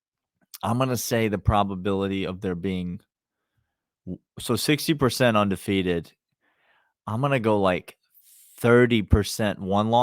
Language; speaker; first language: English; native; English